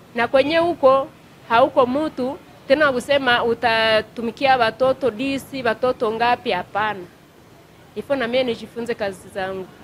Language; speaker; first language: Swahili; non-native, local second language; Kinyarwanda